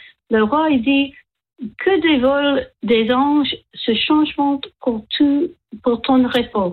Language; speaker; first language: French; non-native, learner; English